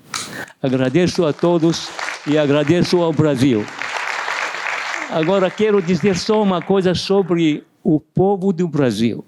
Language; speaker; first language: Portuguese; non-native, fluent; Arabic